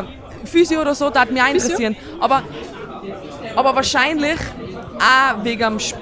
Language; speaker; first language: German; native; German